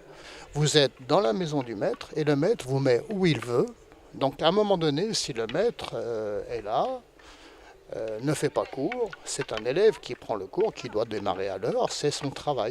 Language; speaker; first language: French; native; French